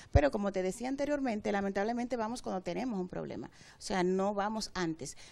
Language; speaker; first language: Spanish; native; Spanish